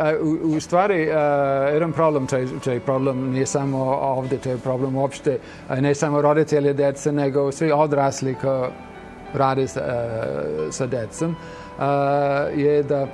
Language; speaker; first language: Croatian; non-native, fluent; English